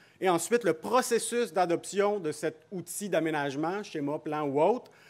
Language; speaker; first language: French; native; French